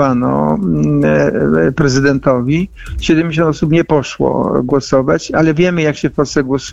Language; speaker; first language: Polish; native; Polish